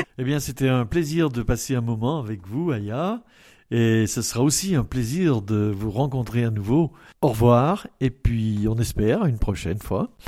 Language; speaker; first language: French; native; French